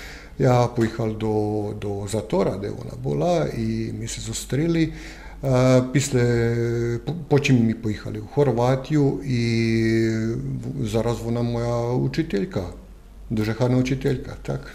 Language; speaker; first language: Ukrainian; non-native, learner; Croatian